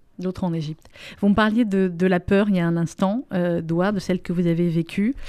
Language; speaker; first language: French; native; French